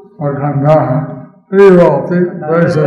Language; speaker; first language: Spanish; non-native, learner; English